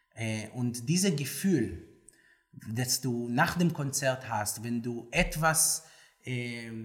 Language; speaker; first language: German; non-native, learner; Hebrew